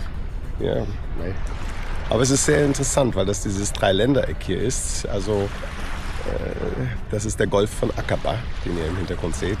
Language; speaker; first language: German; native; German